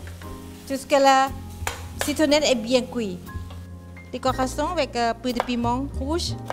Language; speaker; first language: French; non-native, fluent; Thai